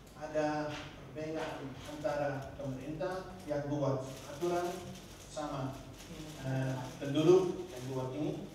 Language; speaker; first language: Indonesian; non-native, fluent; Dutch